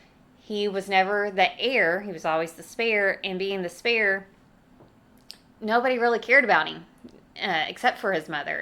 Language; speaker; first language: English; native; English